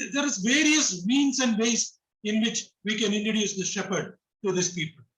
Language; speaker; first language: English; non-native, local second language; Malayalam